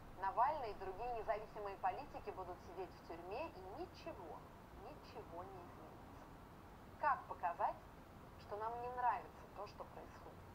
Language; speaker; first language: Russian; native; Russian